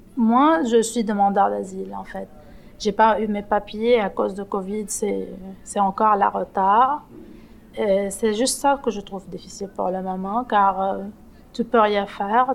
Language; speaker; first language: French; non-native, local second language; Arabic